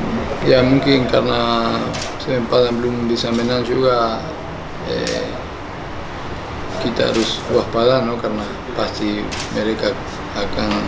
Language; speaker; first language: Indonesian; non-native, fluent; Spanish